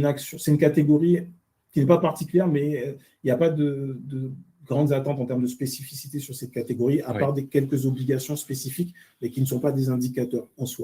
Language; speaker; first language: French; native; French